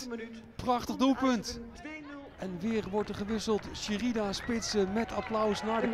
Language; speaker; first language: Dutch; native; Dutch